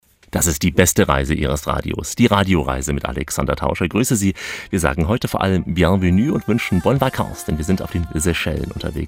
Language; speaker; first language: German; native; German